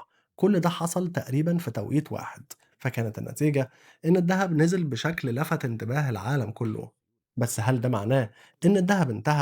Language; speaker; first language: Arabic; native; Arabic